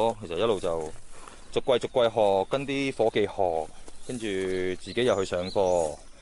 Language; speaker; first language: Cantonese; native; Cantonese